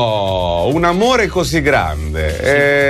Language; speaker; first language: Italian; native; Italian